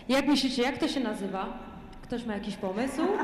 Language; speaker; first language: Polish; native; Polish